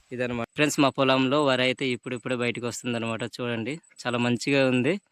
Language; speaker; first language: Telugu; non-native, local second language; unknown